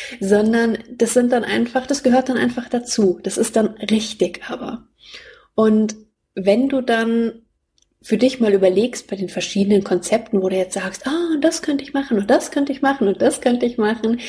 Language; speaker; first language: German; native; German